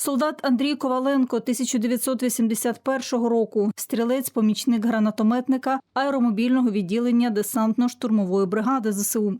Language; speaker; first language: Ukrainian; native; Ukrainian